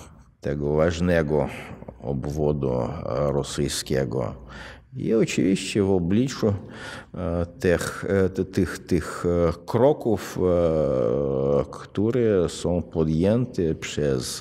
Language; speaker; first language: Polish; non-native, fluent; Russian